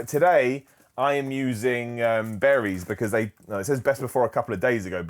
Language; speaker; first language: English; native; English